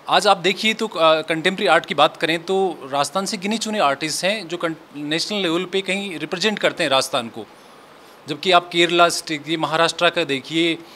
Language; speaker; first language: Hindi; native; Hindi